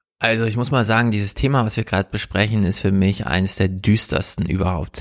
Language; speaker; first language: German; native; German